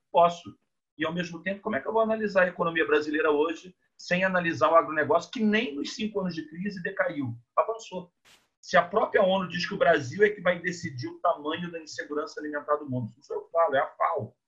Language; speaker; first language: Portuguese; native; Portuguese